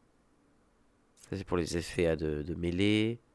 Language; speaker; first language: French; native; French